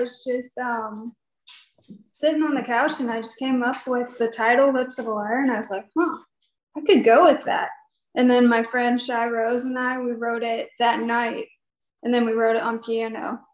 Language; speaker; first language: English; native; English